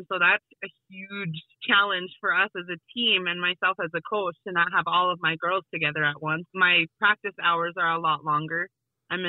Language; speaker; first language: English; native; English